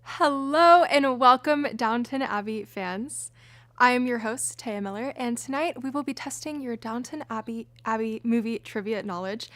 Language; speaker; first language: English; native; English